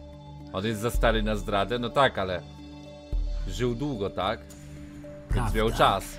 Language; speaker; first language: Polish; native; Polish